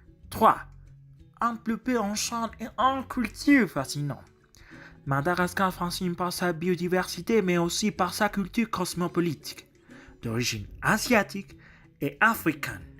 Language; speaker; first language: French; non-native, learner; Spanish